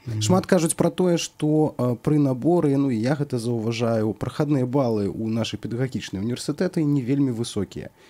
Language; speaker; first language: Belarusian; native; Belarusian